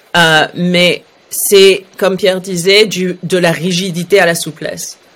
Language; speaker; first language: French; early bilingual, other home language; Arabic